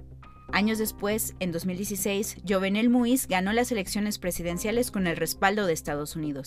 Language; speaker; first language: Spanish; native; Spanish